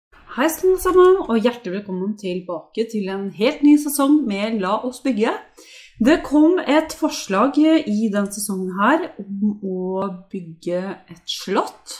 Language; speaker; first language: Norwegian; native; Norwegian